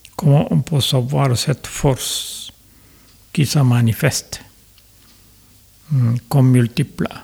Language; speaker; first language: French; non-native, fluent; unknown